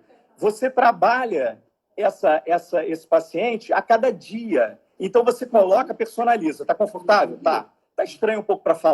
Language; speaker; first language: Portuguese; native; Portuguese